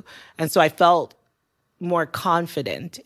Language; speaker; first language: English; non-native, local second language; Yoruba